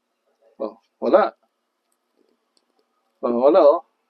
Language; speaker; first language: Filipino; native; Filipino